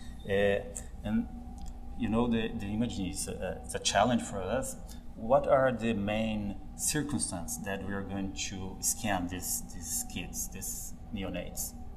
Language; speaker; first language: English; non-native, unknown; Portuguese